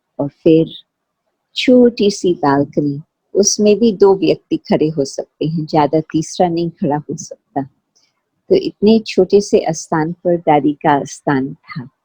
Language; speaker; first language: Hindi; non-native, fluent; Sindhi